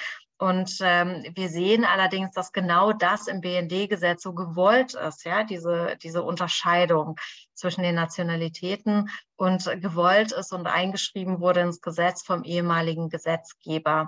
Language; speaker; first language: German; native; German